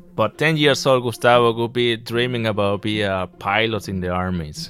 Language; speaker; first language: English; non-native, fluent; Spanish